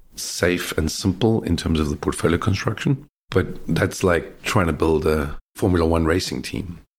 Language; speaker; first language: English; native; English